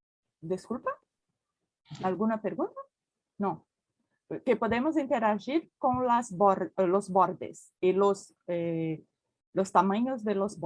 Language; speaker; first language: Spanish; non-native, learner; Portuguese